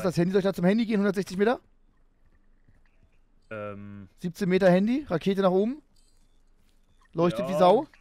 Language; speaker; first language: German; native; German